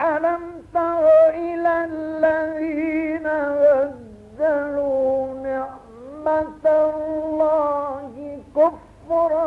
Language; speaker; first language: Arabic; native; Arabic